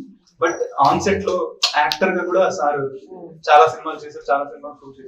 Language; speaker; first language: Telugu; native; Telugu